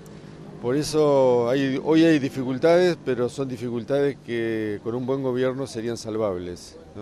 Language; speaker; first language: Spanish; native; Spanish